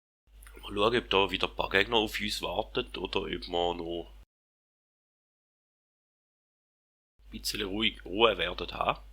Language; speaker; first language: German; native; German